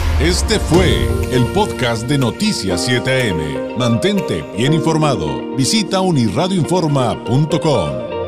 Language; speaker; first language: Spanish; native; Spanish